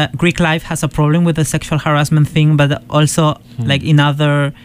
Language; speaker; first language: English; non-native, fluent; Spanish